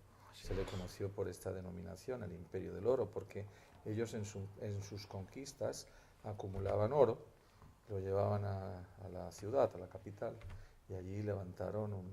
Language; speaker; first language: Spanish; native; Spanish